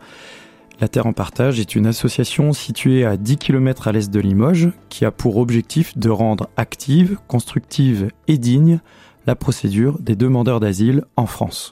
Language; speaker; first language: French; native; French